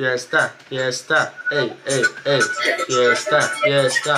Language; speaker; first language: Spanish; non-native, fluent; English